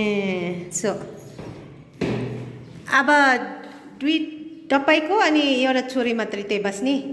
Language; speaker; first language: Nepali; non-native, learner; Filipino